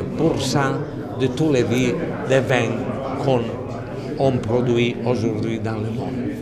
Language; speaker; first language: French; non-native, fluent; Italian